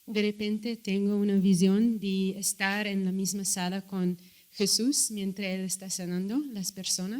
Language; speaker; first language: Spanish; non-native, fluent; English